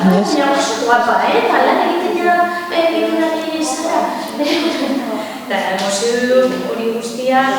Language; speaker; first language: Basque; non-native, learner; Spanish